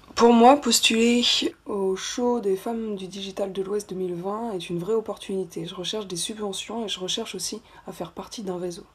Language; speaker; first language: French; native; French